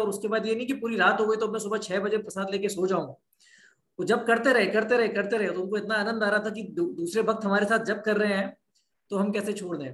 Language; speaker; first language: Hindi; native; Hindi